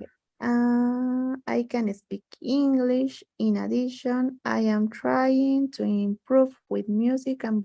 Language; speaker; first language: English; non-native, learner; Spanish